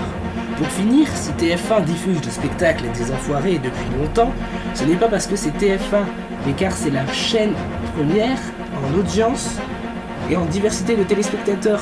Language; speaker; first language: French; native; French